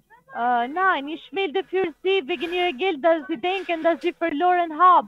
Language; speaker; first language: German; non-native, learner; Italian